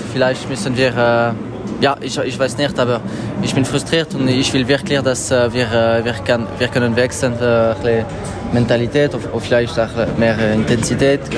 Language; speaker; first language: German; non-native, learner; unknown